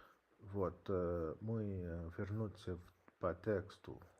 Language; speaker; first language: Russian; non-native, learner; English